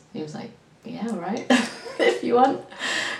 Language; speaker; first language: English; native; English